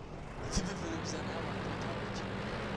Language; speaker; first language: Czech; native; Czech